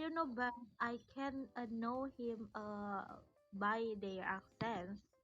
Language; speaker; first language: English; non-native, learner; Indonesian